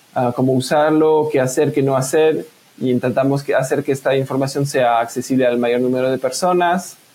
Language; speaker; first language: Spanish; non-native, fluent; French